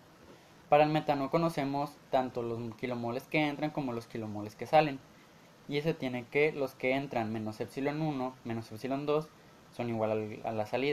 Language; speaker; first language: Spanish; native; Spanish